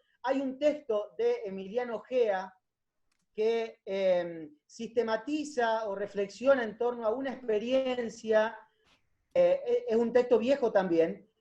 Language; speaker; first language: Spanish; native; Spanish